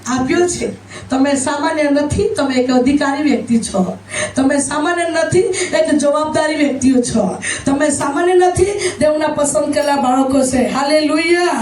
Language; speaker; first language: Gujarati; non-native, local second language; Gamit